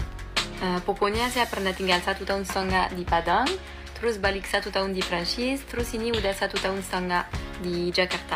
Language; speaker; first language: Indonesian; non-native, fluent; French